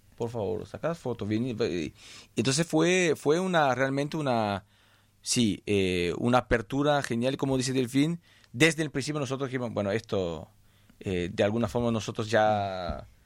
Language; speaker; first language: Spanish; non-native, fluent; French